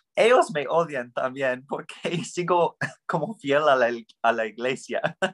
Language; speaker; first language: Spanish; non-native, fluent; English